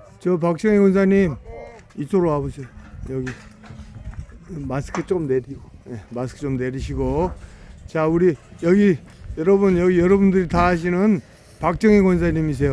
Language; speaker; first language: Korean; native; Korean